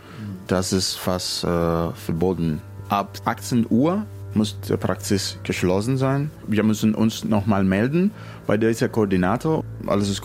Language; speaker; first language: German; non-native, fluent; Spanish